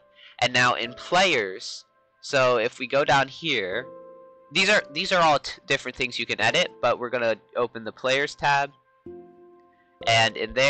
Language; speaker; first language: English; native; English